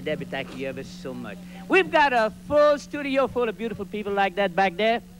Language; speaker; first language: English; early bilingual, other home language; French